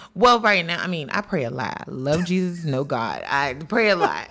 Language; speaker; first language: English; native; English